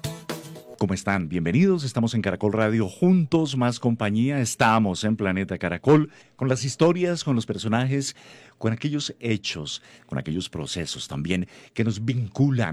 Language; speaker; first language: Spanish; native; Spanish